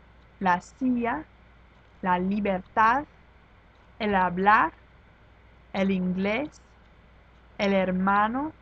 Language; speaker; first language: Spanish; non-native, fluent; English